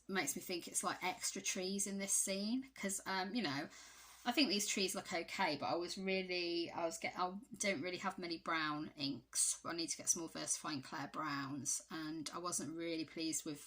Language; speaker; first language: English; native; English